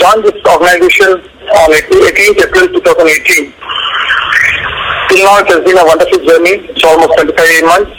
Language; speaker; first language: English; non-native, local second language; Tamil